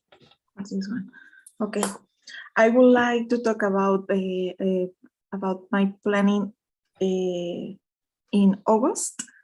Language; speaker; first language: English; non-native, learner; Spanish